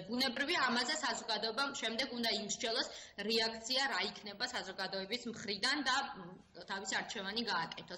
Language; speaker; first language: Georgian; native; Georgian